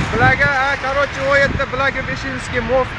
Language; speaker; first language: Russian; non-native, learner; Uzbek